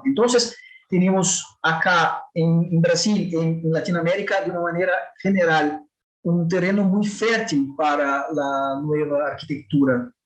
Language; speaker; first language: Spanish; non-native, fluent; Portuguese